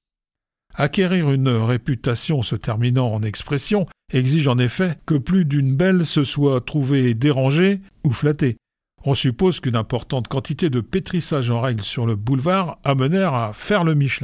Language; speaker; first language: French; native; French